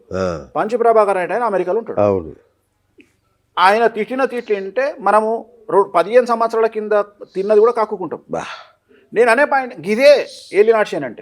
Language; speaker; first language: Telugu; native; Telugu